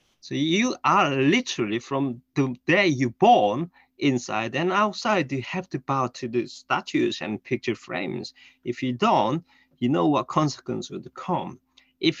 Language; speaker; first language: English; non-native, fluent; Korean